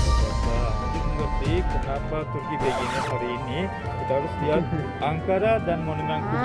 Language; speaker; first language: Indonesian; non-native, learner; Turkish